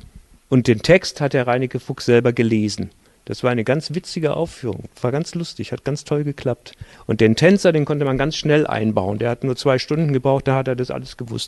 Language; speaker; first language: German; native; German